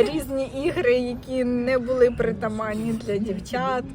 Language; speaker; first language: Ukrainian; native; Ukrainian